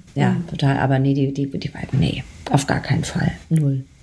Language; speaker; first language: German; native; German